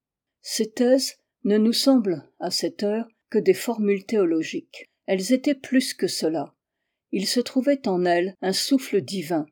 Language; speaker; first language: French; native; French